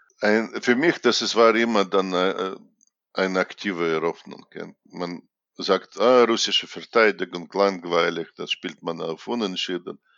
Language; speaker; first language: German; non-native, fluent; Russian